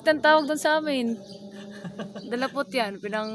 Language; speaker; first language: Filipino; non-native, local second language; Cebuano